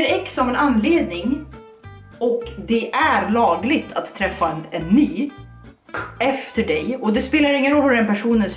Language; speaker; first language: Swedish; native; Swedish